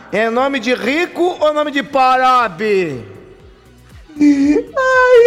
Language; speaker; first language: Portuguese; native; Portuguese